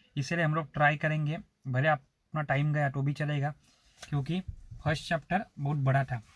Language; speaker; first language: Hindi; non-native, local second language; Marathi